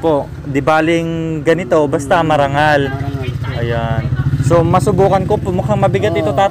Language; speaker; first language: Filipino; native; Filipino